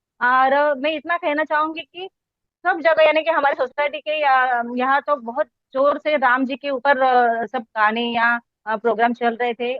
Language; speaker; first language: Hindi; non-native, local second language; Marathi